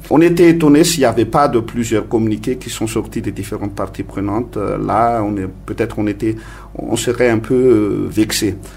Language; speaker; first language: French; non-native, local second language; Malagasy